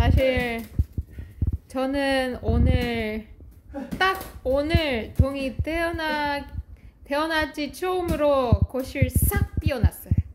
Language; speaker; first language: Korean; non-native, fluent; Russian